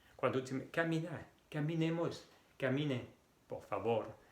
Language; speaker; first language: Spanish; non-native, fluent; French